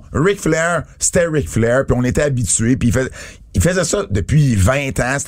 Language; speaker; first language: French; native; French